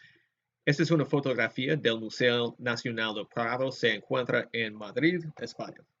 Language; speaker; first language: Spanish; non-native, fluent; English